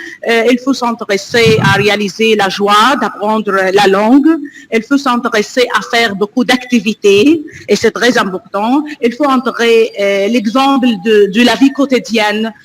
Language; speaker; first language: French; non-native, learner; Arabic